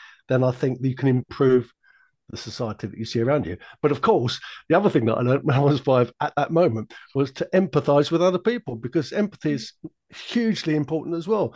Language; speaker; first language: English; native; English